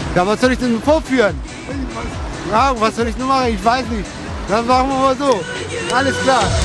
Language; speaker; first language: German; non-native, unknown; Turkish